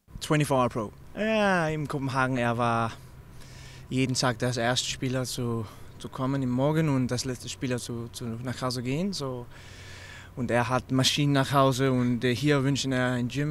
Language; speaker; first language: German; non-native, learner; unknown